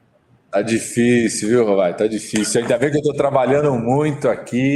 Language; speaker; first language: Portuguese; native; Portuguese